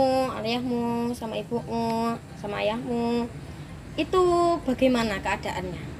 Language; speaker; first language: Indonesian; native; Indonesian